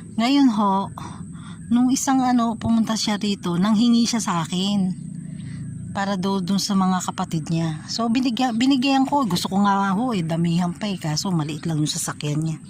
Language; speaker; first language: Filipino; native; Filipino